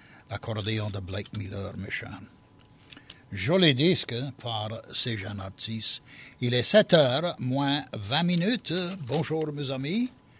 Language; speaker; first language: French; early bilingual, heritage; French